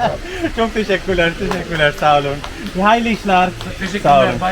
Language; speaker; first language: Turkish; non-native, learner; Urdu